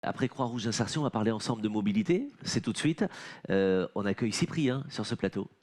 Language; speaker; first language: French; native; French